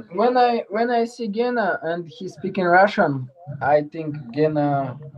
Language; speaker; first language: English; non-native, learner; Uzbek